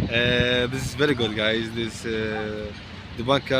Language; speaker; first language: English; non-native, learner; Arabic